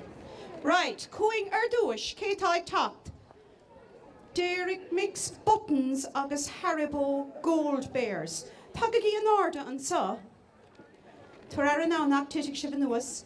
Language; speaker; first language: Irish; native; Irish